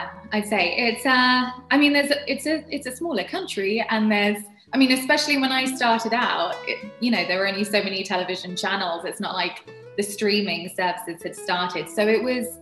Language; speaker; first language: English; native; English